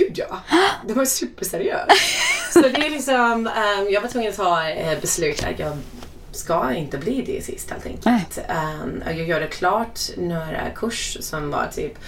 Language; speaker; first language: Swedish; non-native, fluent; English